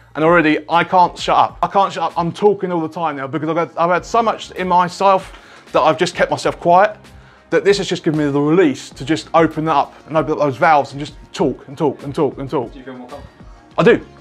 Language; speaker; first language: English; native; English